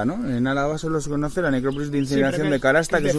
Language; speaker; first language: Spanish; native; Spanish